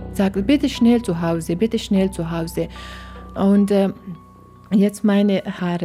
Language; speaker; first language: German; non-native, learner; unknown